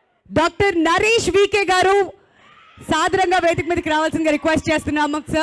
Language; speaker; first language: Telugu; native; Telugu